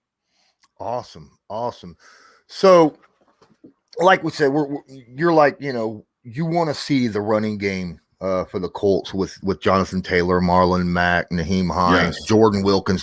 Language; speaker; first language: English; native; English